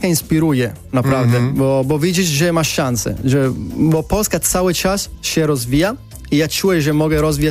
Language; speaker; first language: Polish; non-native, learner; Italian